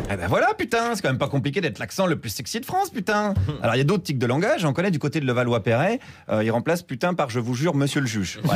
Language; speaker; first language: French; native; French